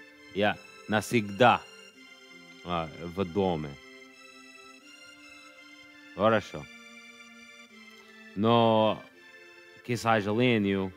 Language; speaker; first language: Russian; non-native, learner; English